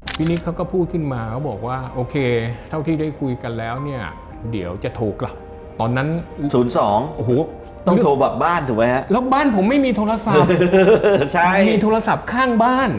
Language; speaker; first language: Thai; native; Thai